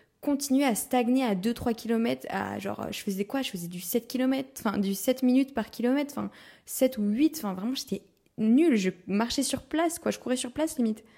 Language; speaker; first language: French; native; French